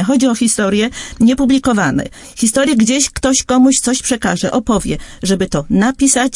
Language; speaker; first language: Polish; native; Polish